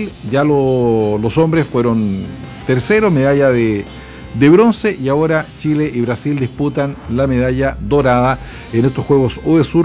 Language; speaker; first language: Spanish; native; Spanish